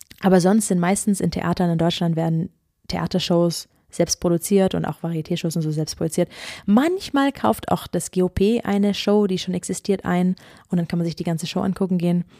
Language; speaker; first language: German; native; German